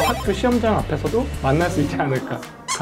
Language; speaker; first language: Korean; native; Korean